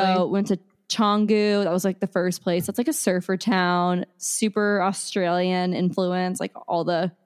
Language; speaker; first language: English; native; English